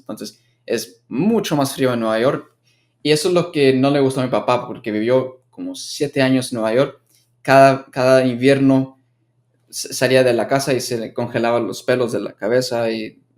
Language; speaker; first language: Spanish; early bilingual, heritage; Spanish